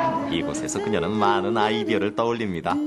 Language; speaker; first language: Korean; native; Korean